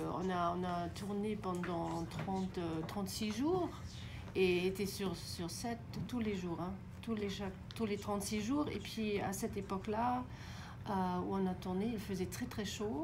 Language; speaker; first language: French; non-native, fluent; German